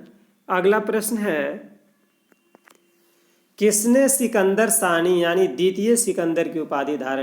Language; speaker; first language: Hindi; non-native, local second language; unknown